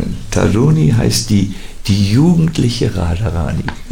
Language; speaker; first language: German; native; German